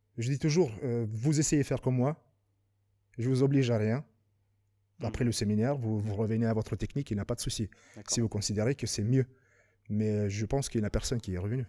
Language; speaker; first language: French; non-native, fluent; Lithuanian